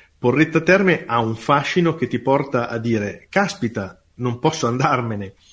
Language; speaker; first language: Italian; native; Italian